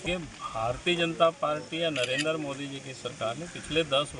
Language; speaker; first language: Hindi; native; Hindi